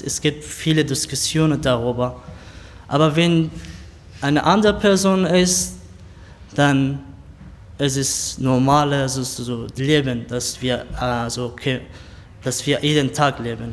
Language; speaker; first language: German; non-native, learner; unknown